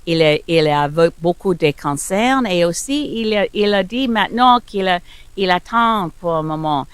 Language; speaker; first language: French; non-native, learner; English